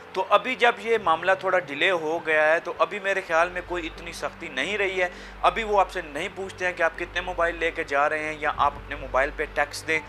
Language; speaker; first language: Urdu; non-native, local second language; Punjabi